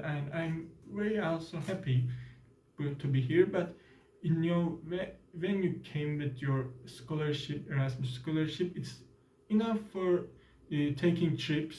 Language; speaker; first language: English; non-native, learner; Turkish